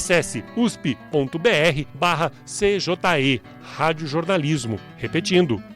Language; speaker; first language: Portuguese; native; Portuguese